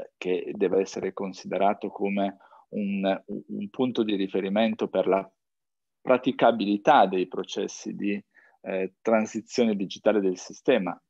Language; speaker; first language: Italian; native; Italian